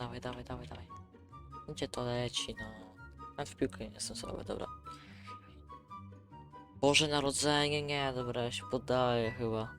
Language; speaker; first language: Polish; native; Polish